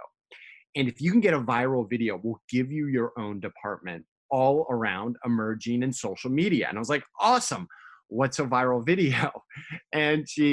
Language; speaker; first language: English; native; English